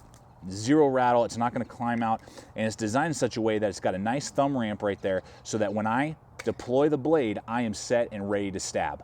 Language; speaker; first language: English; native; English